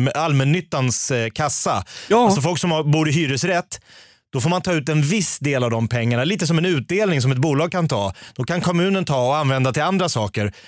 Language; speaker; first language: Swedish; native; Swedish